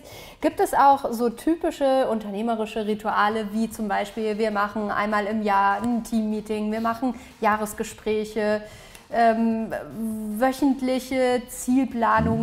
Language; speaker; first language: German; native; German